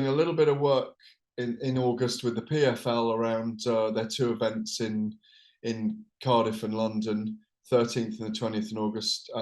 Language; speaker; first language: English; native; English